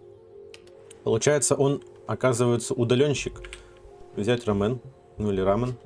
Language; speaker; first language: Russian; native; Russian